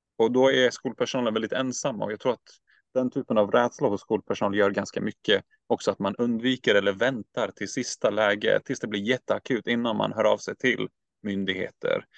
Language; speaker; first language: Swedish; early bilingual, other home language; Turkish